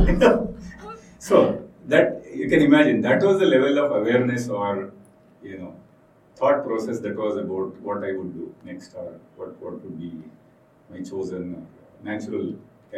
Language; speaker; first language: English; non-native, local second language; Kannada